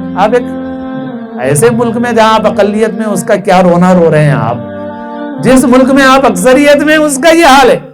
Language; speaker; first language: Urdu; native; Urdu